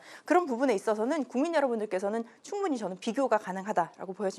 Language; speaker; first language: Korean; native; Korean